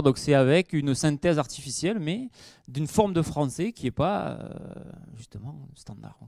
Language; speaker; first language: French; native; French